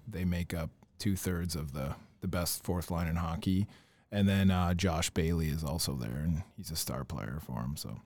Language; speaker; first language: English; native; English